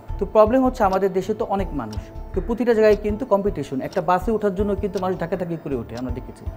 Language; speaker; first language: Bangla; native; Bangla